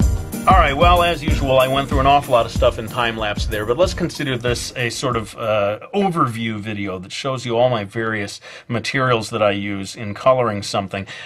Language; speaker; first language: English; native; English